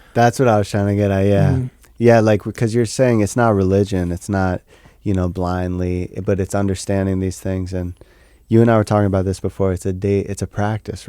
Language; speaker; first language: English; native; English